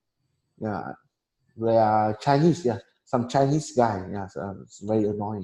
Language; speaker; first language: English; non-native, learner; Vietnamese